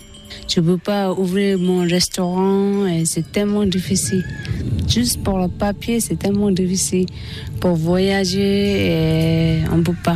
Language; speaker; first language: French; non-native, learner; Tibetan